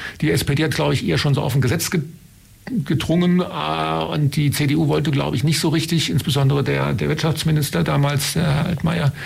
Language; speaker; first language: German; native; German